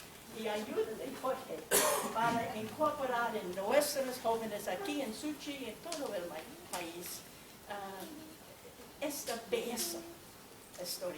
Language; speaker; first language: Spanish; non-native, fluent; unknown